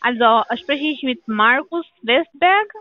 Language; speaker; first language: German; non-native, learner; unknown